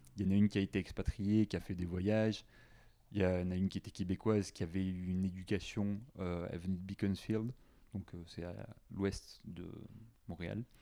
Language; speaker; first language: French; native; French